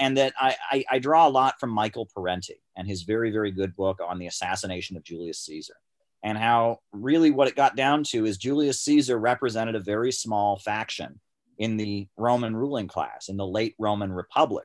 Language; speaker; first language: English; native; English